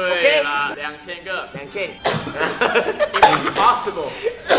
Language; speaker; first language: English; non-native, local second language; Chinese